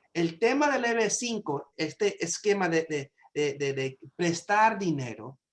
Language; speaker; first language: Spanish; early bilingual, other home language; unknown